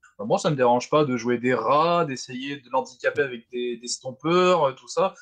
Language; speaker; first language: French; native; French